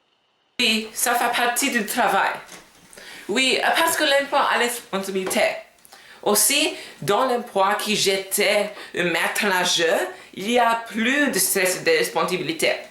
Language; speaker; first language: French; non-native, learner; English